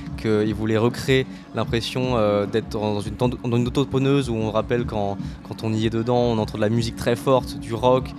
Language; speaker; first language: French; native; French